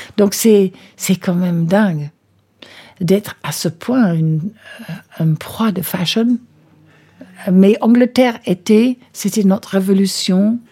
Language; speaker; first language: French; non-native, fluent; English